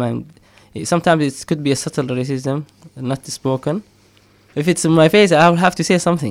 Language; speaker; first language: English; non-native, fluent; Somali